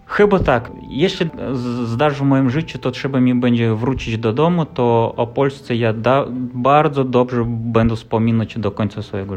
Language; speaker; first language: Polish; non-native, learner; Russian